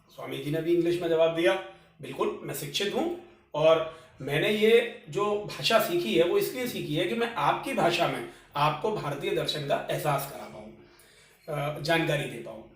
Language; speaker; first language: Hindi; native; Hindi